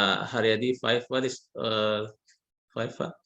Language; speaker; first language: English; non-native, learner; Indonesian